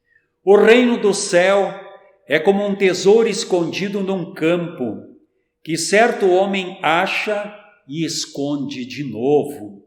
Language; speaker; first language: Portuguese; native; Portuguese